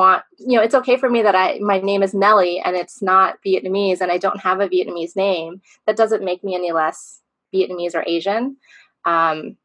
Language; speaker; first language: English; native; English